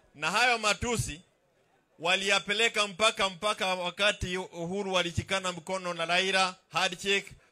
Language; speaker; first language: Swahili; non-native, local second language; Kikuyu